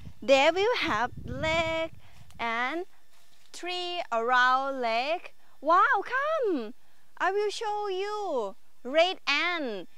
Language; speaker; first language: English; non-native, learner; Thai